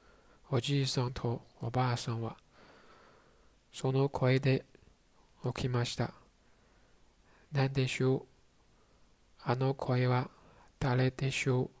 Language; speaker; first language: Japanese; non-native, learner; Chinese